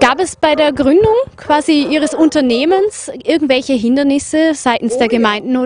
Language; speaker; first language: German; native; German